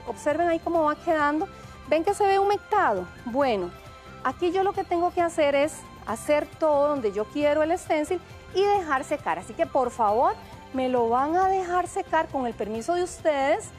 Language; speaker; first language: Spanish; native; Spanish